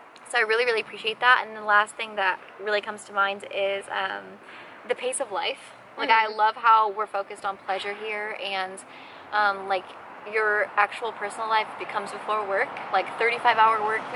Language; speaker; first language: English; native; English